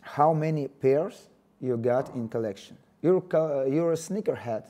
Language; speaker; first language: English; non-native, learner; Russian